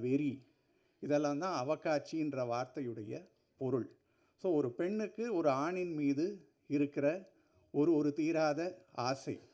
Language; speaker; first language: Tamil; native; Tamil